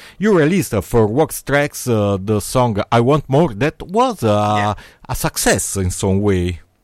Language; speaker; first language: English; non-native, learner; Italian